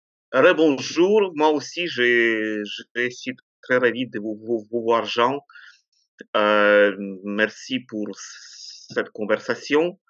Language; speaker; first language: French; non-native, fluent; Ukrainian